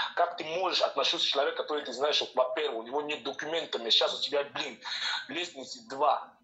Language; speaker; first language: Russian; non-native, learner; French